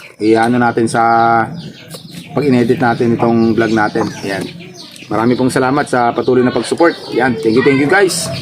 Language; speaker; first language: Filipino; native; Filipino